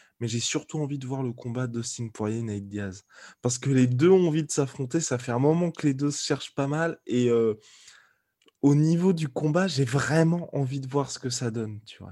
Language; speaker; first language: French; native; French